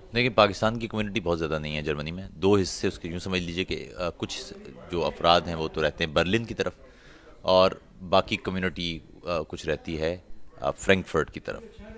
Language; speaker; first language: Urdu; non-native, local second language; Punjabi